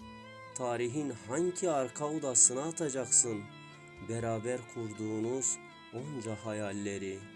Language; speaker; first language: Turkish; native; Turkish